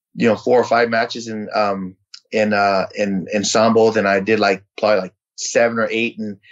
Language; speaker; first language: English; early bilingual, other home language; Vietnamese